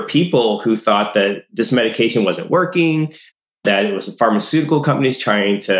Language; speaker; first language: English; native; English